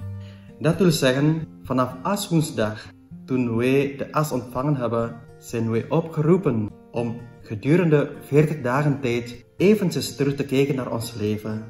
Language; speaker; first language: Dutch; non-native, fluent; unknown